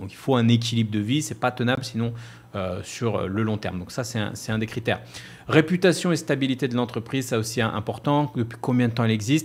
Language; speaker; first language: French; native; French